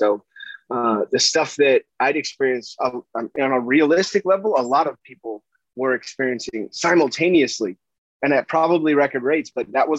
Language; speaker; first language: English; native; English